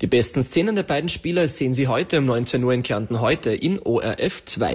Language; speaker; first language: German; native; German